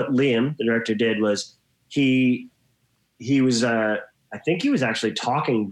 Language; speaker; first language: English; native; English